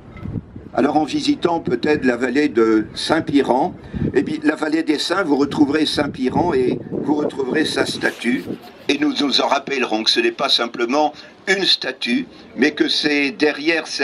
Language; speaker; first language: French; native; French